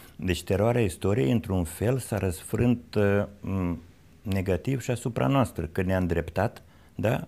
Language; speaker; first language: Romanian; native; Romanian